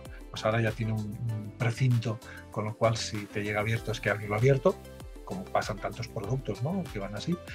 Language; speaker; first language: Spanish; native; Spanish